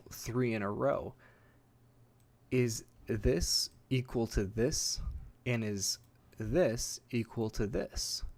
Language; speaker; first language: English; native; English